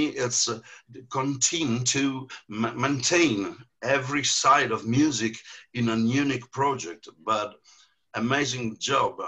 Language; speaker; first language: English; non-native, learner; Italian